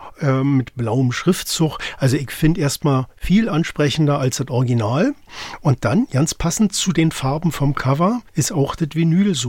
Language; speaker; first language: German; native; German